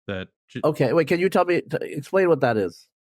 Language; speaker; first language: English; native; English